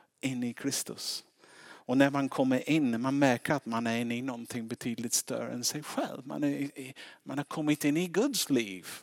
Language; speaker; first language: Swedish; non-native, fluent; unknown